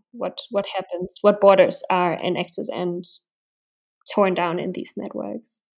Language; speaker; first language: English; non-native, fluent; German